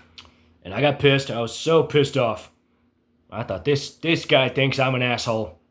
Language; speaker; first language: English; native; English